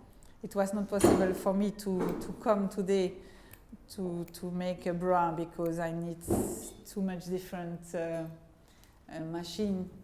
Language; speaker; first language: English; non-native, fluent; French